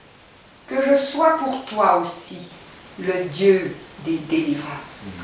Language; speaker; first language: French; native; French